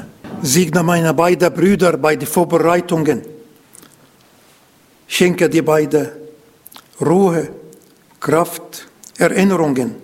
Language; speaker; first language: German; non-native, learner; Arabic